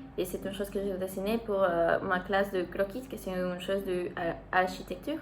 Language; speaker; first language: French; non-native, learner; Spanish